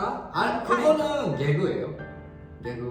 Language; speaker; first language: Korean; non-native, learner; Japanese